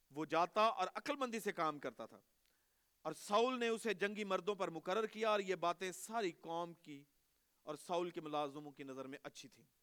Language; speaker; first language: Urdu; native; Urdu